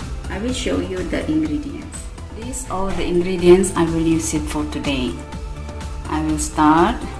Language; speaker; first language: English; non-native, learner; Indonesian